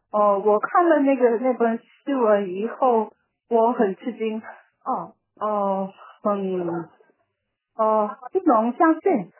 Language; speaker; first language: Chinese; non-native, learner; Korean